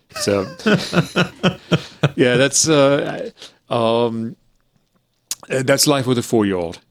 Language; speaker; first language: English; early bilingual, other home language; German